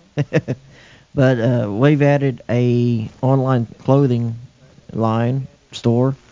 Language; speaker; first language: English; native; English